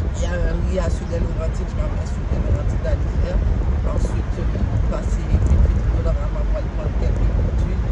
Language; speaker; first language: French; non-native, local second language; Haitian Creole